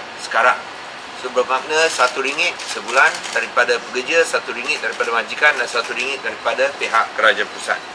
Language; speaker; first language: Malay; non-native, local second language; Min Nan Chinese